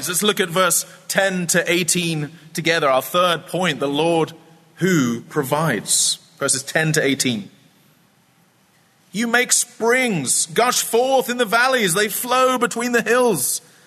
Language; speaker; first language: English; native; English